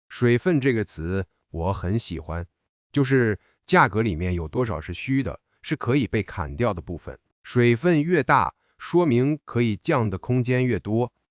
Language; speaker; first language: Chinese; non-native, fluent; English